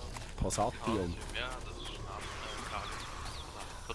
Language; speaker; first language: German; native; German